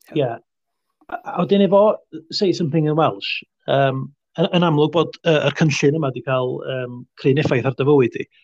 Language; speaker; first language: Welsh; native; Welsh